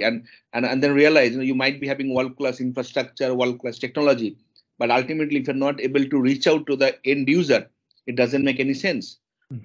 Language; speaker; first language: English; non-native, local second language; Bangla